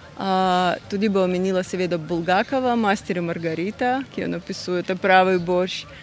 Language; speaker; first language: Slovenian; non-native, fluent; Russian